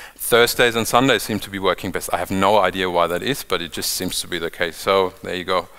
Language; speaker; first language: English; non-native, fluent; German